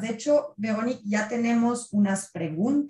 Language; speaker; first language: Spanish; native; Spanish